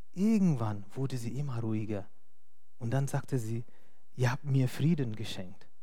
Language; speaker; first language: German; non-native, fluent; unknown